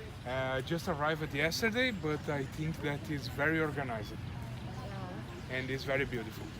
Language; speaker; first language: English; non-native, fluent; Portuguese